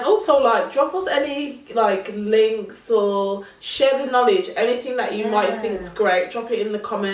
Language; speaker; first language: English; native; English